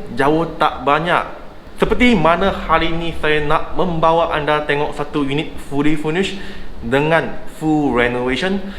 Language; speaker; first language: Malay; non-native, local second language; Chinese